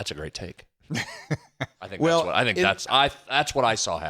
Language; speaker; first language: English; native; English